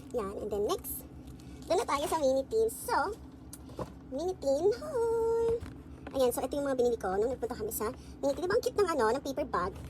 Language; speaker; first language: Filipino; native; Filipino